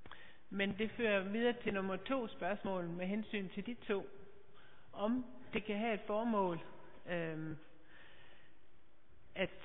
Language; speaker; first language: Danish; native; Danish